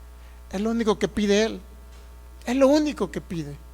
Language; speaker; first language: Spanish; native; Spanish